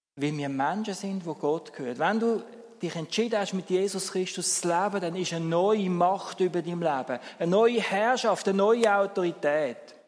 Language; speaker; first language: German; native; German